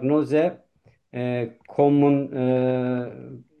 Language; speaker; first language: German; non-native, learner; Turkish